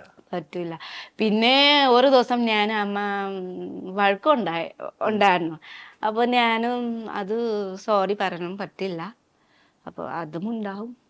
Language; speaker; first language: Malayalam; non-native, learner; Nepali